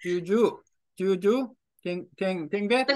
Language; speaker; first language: Vietnamese; non-native, learner; Korean